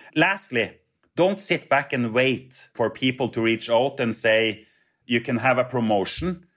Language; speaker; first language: English; non-native, fluent; Norwegian